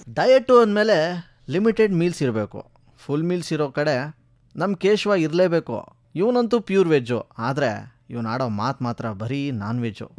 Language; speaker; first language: Kannada; native; Kannada